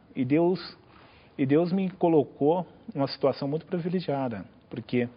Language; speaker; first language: Portuguese; native; Portuguese